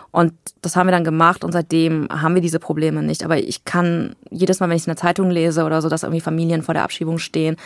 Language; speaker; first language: German; native; German